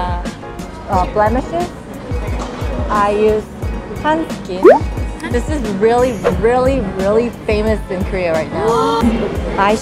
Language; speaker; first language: English; non-native, fluent; Korean